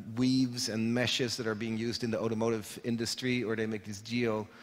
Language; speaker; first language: English; non-native, fluent; Dutch